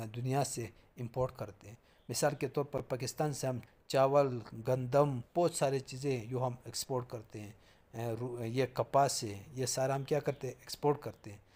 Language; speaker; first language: Urdu; native; Urdu